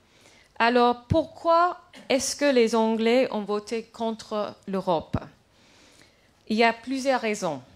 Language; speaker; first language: French; non-native, fluent; English